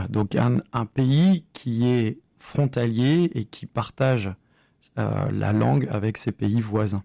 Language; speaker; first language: French; native; French